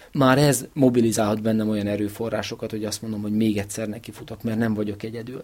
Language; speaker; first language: Hungarian; native; Hungarian